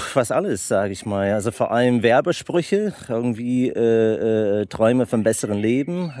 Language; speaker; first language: German; non-native, fluent; English